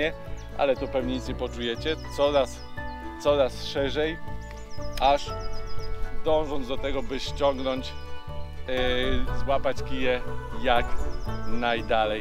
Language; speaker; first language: Polish; native; Polish